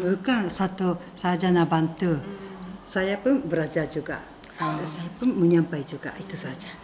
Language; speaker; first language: Indonesian; non-native, fluent; Japanese